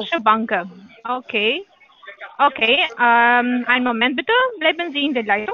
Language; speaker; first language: German; non-native, learner; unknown